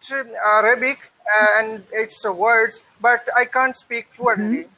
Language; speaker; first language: English; non-native, learner; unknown